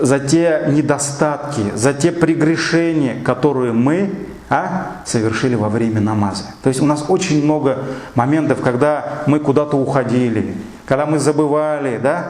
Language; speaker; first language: Russian; non-native, local second language; Tatar